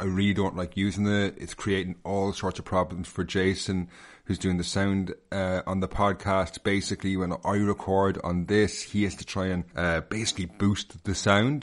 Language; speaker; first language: English; native; English